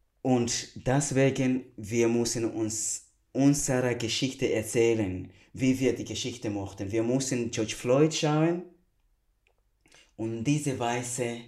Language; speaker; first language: German; non-native, fluent; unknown